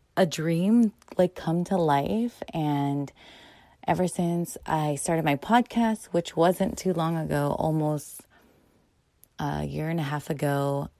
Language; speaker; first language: English; native; English